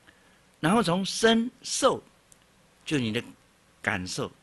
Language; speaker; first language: Chinese; native; Chinese